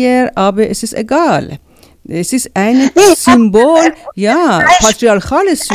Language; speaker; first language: German; non-native, learner; Persian